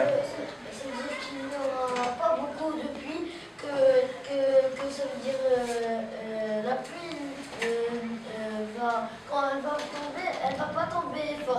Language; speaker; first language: French; non-native, local second language; Arabic